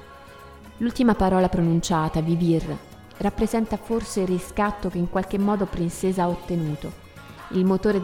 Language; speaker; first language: Italian; native; Italian